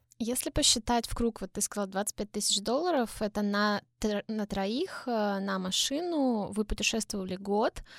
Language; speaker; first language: Russian; native; Russian